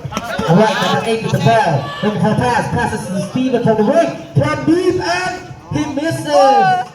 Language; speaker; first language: English; non-native, local second language; Indonesian